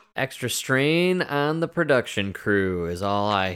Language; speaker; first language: English; native; English